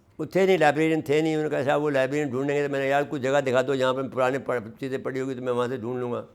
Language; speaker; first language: Urdu; native; Urdu